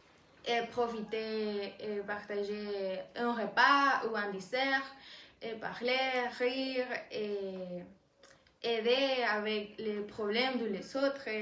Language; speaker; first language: French; non-native, learner; Spanish